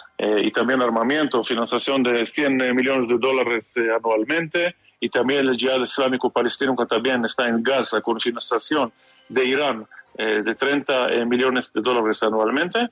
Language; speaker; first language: Spanish; non-native, fluent; Hebrew